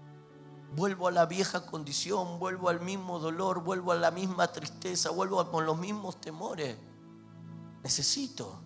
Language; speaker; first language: Spanish; native; Spanish